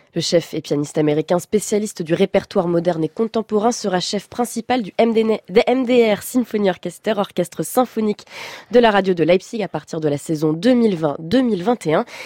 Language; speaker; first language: French; native; French